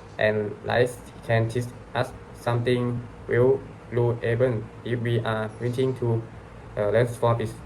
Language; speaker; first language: English; non-native, learner; Thai